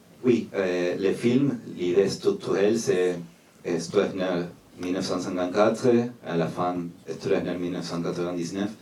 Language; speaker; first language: French; non-native, fluent; Spanish